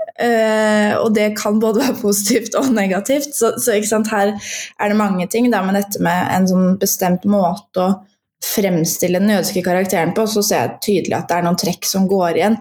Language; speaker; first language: Norwegian; native; Norwegian